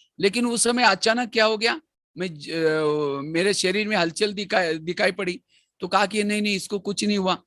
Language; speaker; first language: Hindi; non-native, local second language; Marathi